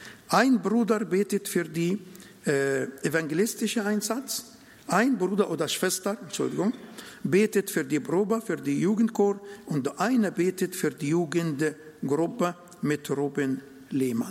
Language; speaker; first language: German; non-native, learner; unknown